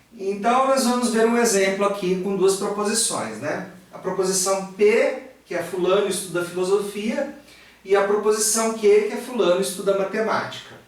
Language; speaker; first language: Portuguese; native; Portuguese